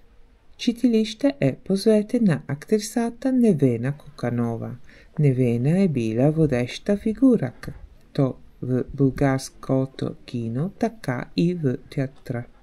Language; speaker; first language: Bulgarian; non-native, learner; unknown